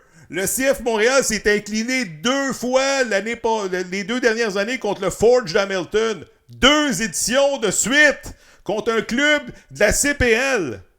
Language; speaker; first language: French; native; French